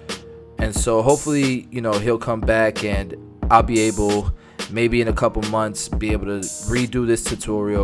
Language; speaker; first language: English; native; English